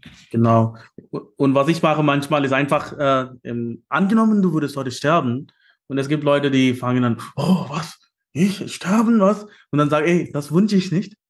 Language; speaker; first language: German; non-native, fluent; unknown